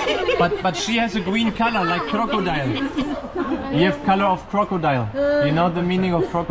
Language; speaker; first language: English; non-native, fluent; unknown